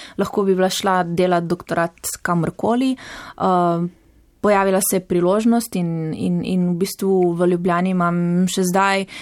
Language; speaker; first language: Slovenian; non-native, local second language; Italian